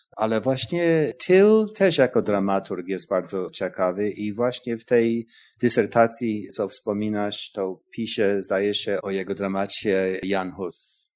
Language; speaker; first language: Polish; non-native, fluent; English